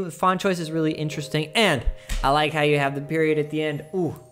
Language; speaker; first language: English; native; English